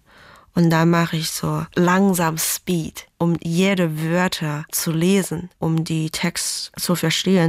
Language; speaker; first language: German; non-native, fluent; Chinese